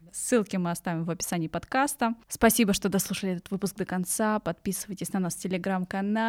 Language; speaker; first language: Russian; native; Russian